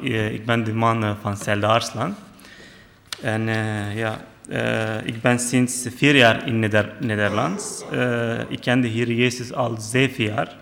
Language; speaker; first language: Dutch; non-native, fluent; Turkish